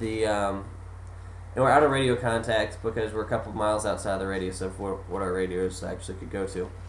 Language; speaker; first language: English; native; English